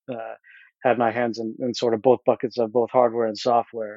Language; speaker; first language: English; native; English